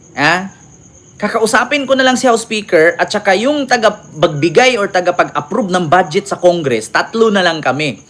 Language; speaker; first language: Filipino; native; Filipino